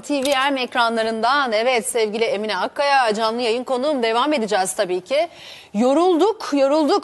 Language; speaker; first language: Turkish; native; Turkish